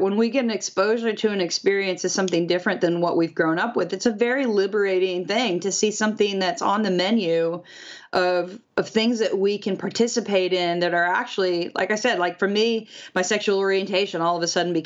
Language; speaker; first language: English; native; English